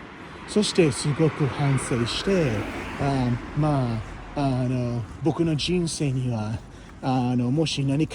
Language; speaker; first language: Japanese; non-native, fluent; English